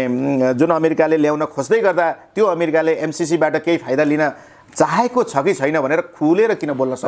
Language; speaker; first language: Nepali; native; Nepali